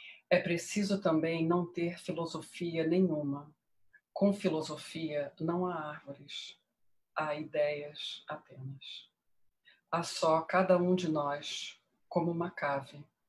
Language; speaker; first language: Portuguese; early bilingual, heritage; Portuguese